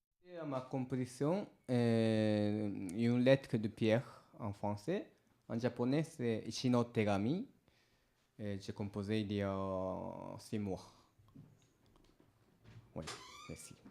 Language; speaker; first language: French; non-native, learner; Japanese